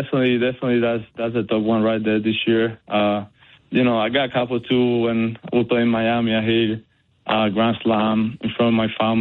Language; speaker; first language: English; non-native, fluent; Spanish